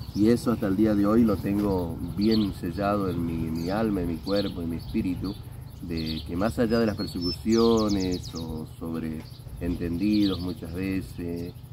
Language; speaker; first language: Spanish; native; Spanish